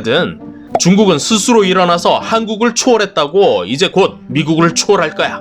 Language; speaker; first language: Korean; native; Korean